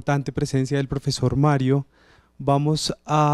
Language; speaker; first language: Spanish; native; Spanish